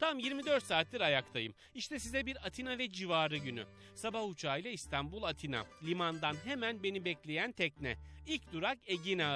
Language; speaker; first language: Turkish; native; Turkish